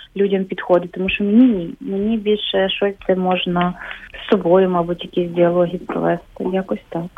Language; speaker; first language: Ukrainian; native; Ukrainian